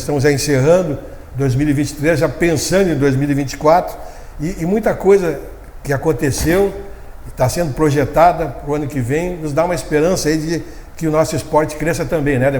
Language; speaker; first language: Portuguese; native; Portuguese